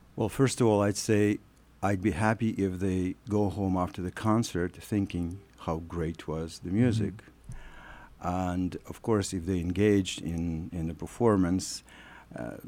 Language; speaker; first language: English; non-native, fluent; Russian